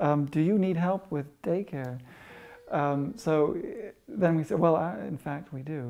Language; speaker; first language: English; native; English